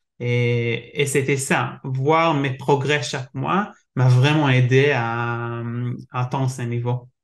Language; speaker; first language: French; non-native, learner; Hebrew